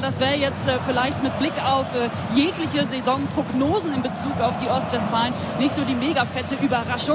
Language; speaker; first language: German; native; German